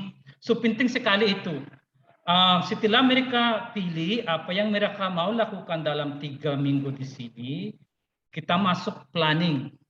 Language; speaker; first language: Indonesian; non-native, fluent; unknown